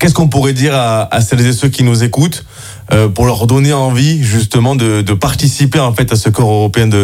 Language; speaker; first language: French; native; French